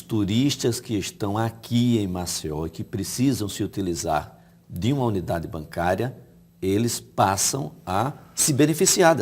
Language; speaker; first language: Portuguese; native; Portuguese